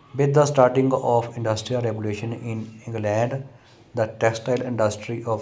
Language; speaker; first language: English; non-native, local second language; Punjabi